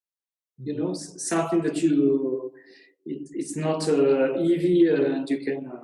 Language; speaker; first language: English; non-native, learner; Italian